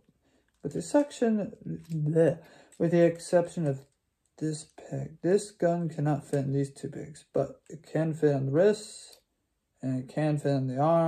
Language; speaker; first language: English; native; English